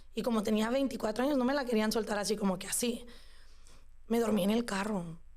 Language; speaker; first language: Spanish; early bilingual, other home language; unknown